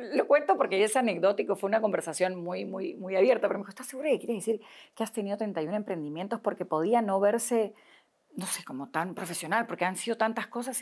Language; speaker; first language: Spanish; native; Spanish